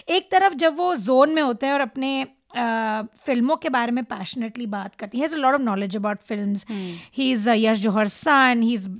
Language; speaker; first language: Hindi; non-native, local second language; Marathi